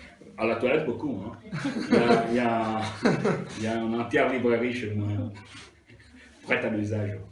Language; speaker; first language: French; non-native, fluent; Italian